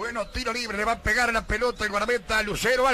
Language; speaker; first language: Spanish; native; Spanish